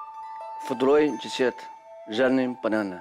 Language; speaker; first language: Russian; non-native, learner; Chinese